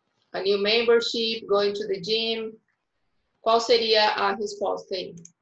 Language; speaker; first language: English; non-native, fluent; Portuguese